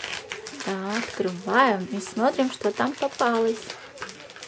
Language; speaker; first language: Russian; native; Russian